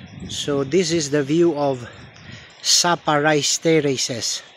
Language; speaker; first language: English; non-native, local second language; Filipino